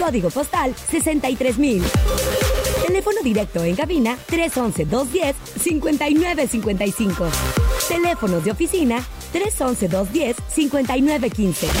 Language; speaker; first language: Spanish; native; Spanish